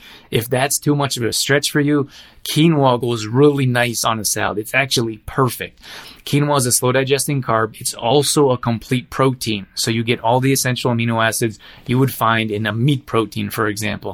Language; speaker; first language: English; native; English